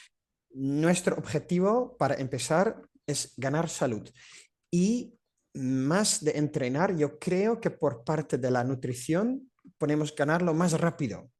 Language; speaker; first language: Spanish; non-native, fluent; Dutch